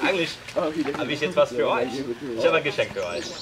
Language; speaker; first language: German; non-native, learner; English